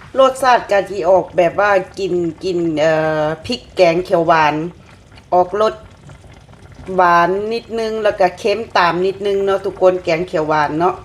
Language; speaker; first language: Thai; non-native, local second language; Lao